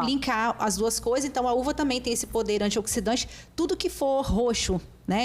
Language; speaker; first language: Portuguese; native; Portuguese